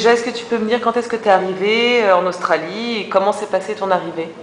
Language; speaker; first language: French; native; French